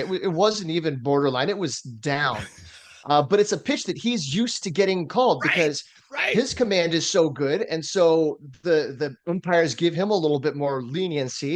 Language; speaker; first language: English; native; English